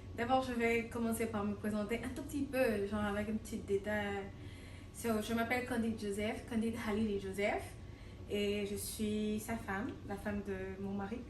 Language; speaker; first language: French; non-native, local second language; Lingala